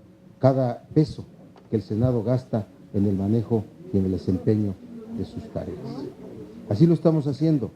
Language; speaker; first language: Spanish; native; Spanish